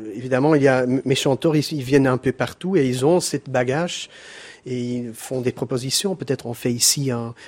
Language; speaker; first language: French; native; French